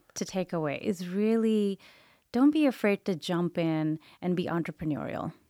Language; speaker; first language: English; non-native, local second language; Urdu